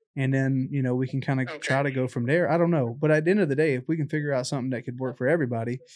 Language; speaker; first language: English; native; English